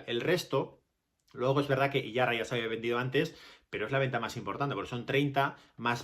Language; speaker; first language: Spanish; native; Spanish